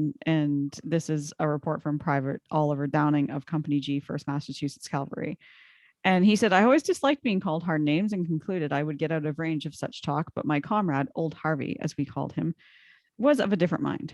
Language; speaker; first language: English; native; English